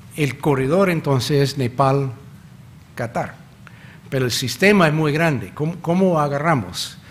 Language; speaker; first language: Spanish; non-native, fluent; English